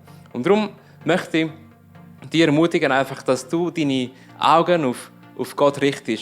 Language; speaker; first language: German; native; German